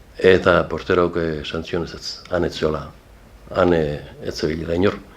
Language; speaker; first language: Basque; native; Basque